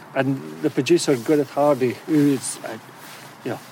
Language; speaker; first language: English; native; English